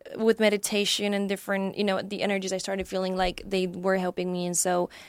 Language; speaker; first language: English; non-native, fluent; Polish